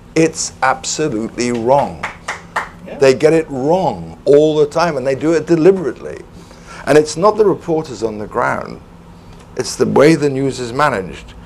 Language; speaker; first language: English; native; English